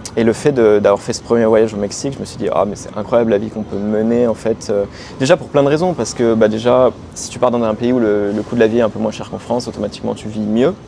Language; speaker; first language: French; native; French